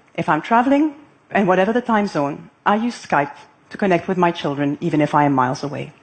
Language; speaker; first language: English; non-native, fluent; Arabic